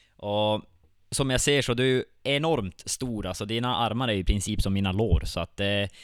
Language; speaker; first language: Swedish; native; Swedish